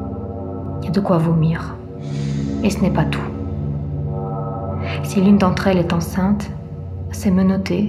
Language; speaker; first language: French; native; French